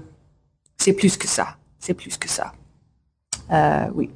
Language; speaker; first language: French; non-native, learner; English